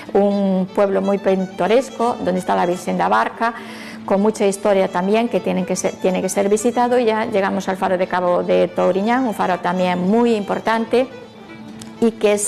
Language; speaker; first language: Spanish; native; Spanish